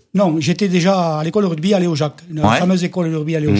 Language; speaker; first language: French; native; French